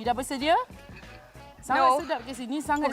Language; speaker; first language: Malay; native; Malay